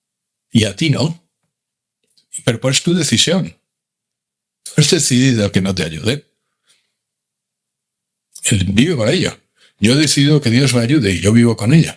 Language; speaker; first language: Spanish; native; Spanish